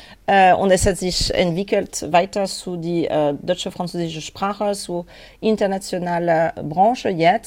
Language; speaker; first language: German; non-native, learner; French